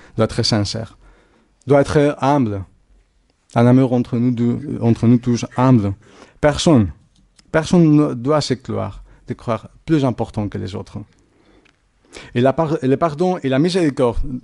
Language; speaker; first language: French; non-native, fluent; Catalan